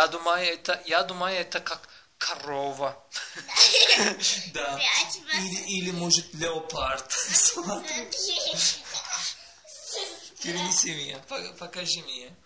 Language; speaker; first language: Russian; non-native, learner; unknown